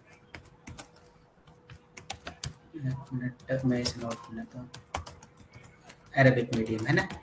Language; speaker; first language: Hindi; native; Hindi